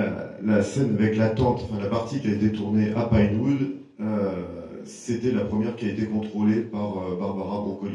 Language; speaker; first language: French; native; French